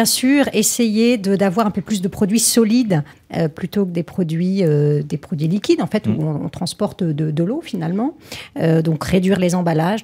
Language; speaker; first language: French; native; French